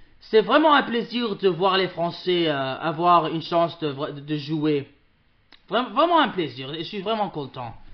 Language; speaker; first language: French; early bilingual, other home language; English